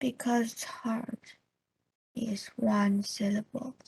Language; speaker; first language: English; non-native, learner; Chinese